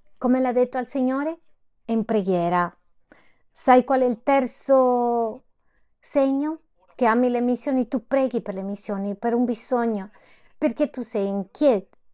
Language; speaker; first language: Italian; non-native, fluent; Spanish